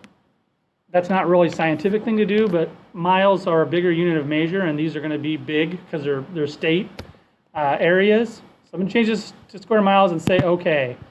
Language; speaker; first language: English; native; English